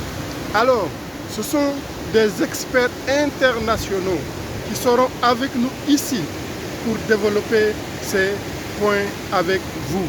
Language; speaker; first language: French; non-native, local second language; Wolof